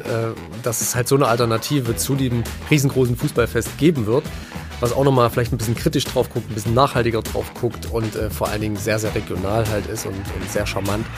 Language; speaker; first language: German; native; German